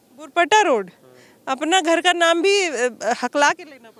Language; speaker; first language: Hindi; native; Hindi